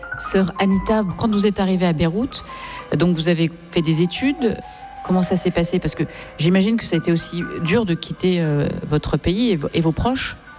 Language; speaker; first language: French; native; French